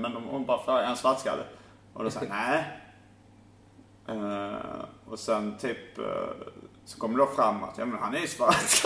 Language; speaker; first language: Swedish; native; Swedish